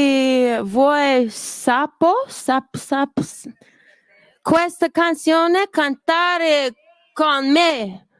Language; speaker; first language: Italian; non-native, learner; English